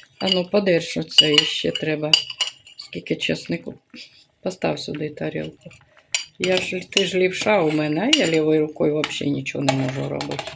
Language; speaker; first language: Ukrainian; native; Ukrainian